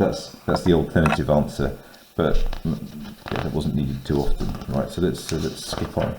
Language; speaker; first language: English; native; English